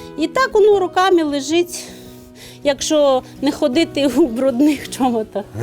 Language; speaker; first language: Ukrainian; non-native, local second language; Russian